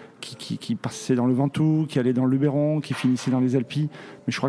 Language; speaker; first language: French; native; French